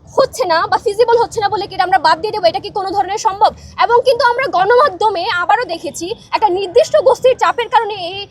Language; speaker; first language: Bangla; non-native, local second language; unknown